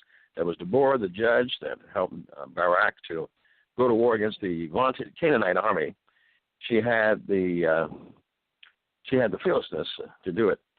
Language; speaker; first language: English; native; English